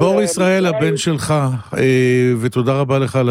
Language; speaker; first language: Hebrew; native; Hebrew